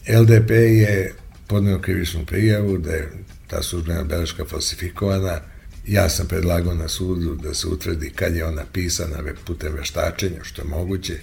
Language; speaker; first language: Serbian; native; Serbian